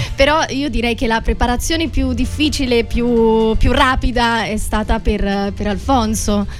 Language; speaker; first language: Italian; native; Italian